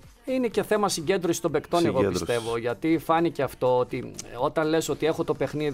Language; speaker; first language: Greek; native; Greek